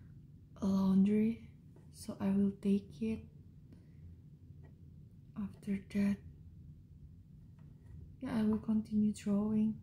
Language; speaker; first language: English; non-native, learner; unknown